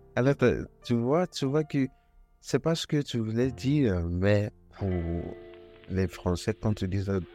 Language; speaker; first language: French; non-native, fluent; Yoruba